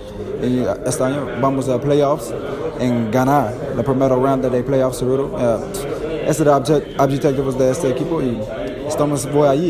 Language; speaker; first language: Spanish; non-native, learner; English